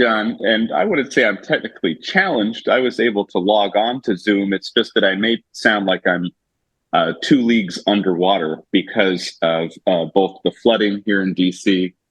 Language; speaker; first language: English; native; English